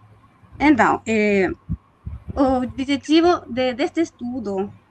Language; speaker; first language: Portuguese; non-native, fluent; Spanish